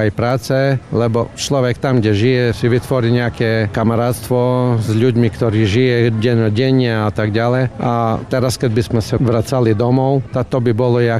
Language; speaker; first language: Slovak; non-native, fluent; Croatian